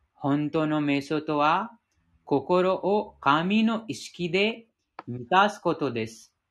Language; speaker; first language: Japanese; non-native, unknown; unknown